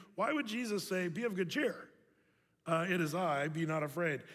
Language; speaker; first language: English; native; English